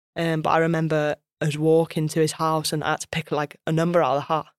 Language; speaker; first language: English; native; English